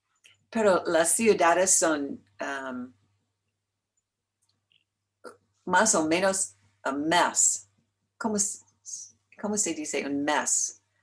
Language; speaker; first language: Spanish; non-native, learner; English